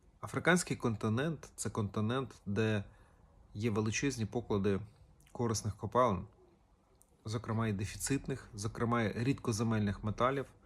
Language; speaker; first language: Ukrainian; native; Ukrainian